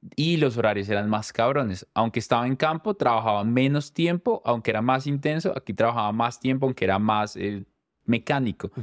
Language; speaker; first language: Spanish; native; Spanish